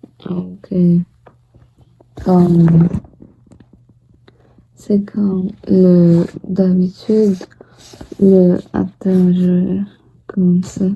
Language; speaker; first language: French; non-native, learner; Portuguese